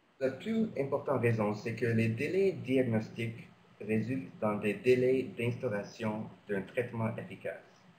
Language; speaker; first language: French; non-native, local second language; English